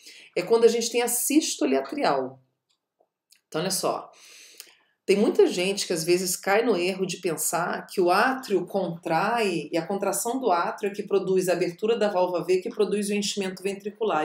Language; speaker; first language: Portuguese; native; Portuguese